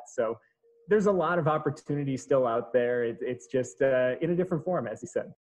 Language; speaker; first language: English; native; English